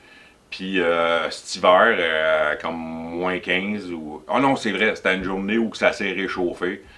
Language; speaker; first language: French; native; French